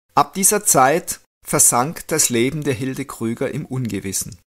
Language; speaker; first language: German; native; German